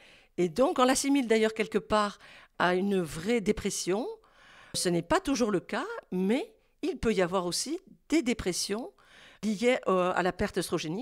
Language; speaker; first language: French; native; French